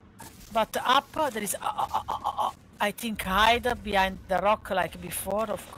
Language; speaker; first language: English; non-native, learner; Hungarian